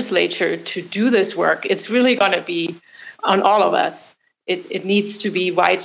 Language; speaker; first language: English; non-native, fluent; German